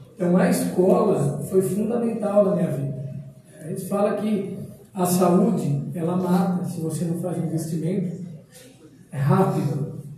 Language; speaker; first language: Portuguese; native; Portuguese